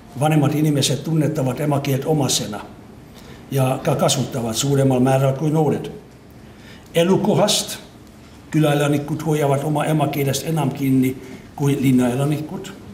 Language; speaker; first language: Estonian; non-native, fluent; Hungarian